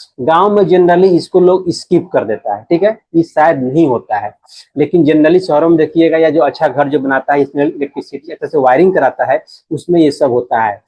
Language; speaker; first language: Hindi; native; Hindi